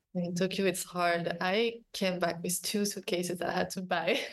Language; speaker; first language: English; non-native, fluent; French